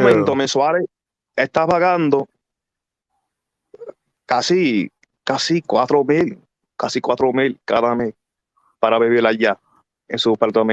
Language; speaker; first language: Spanish; early bilingual, heritage; English